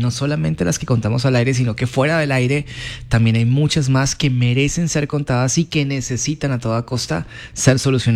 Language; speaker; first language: Spanish; native; Spanish